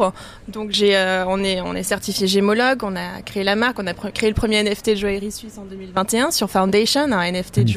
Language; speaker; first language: French; native; French